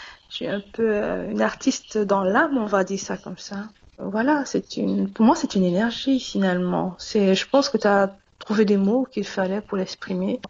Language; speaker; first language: French; non-native, local second language; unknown